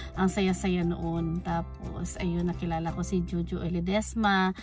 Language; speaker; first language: Filipino; non-native, local second language; Cebuano